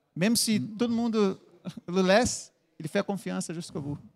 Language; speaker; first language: French; non-native, learner; Portuguese